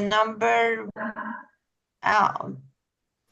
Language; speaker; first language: English; non-native, learner; Spanish